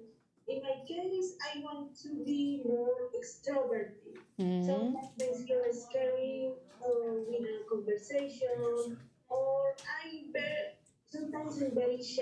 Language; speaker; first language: English; non-native, learner; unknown